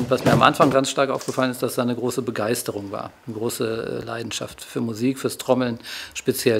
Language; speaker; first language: German; native; German